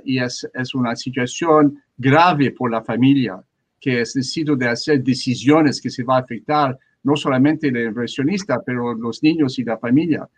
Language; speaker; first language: Spanish; non-native, learner; French